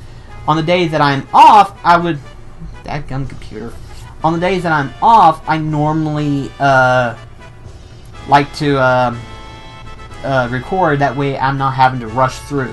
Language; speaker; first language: English; native; English